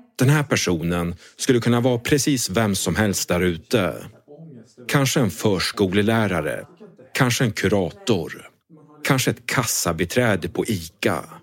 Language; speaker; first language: Swedish; native; Swedish